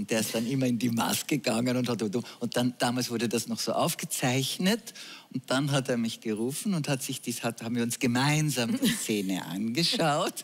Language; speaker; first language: German; native; German